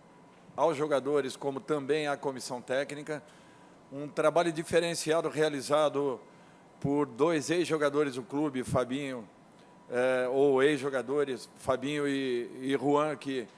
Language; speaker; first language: Portuguese; native; Portuguese